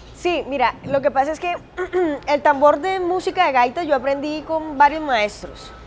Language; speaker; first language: Spanish; native; Spanish